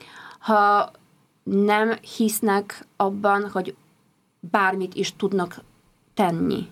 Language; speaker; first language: Hungarian; non-native, fluent; Polish